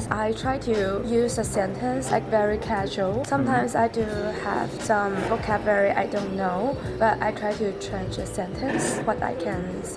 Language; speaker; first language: English; non-native, fluent; Chinese